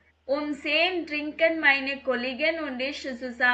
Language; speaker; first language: German; non-native, learner; Tamil